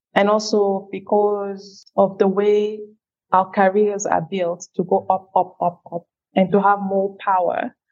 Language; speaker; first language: English; non-native, local second language; French